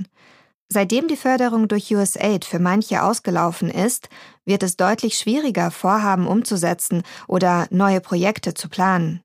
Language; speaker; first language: German; native; German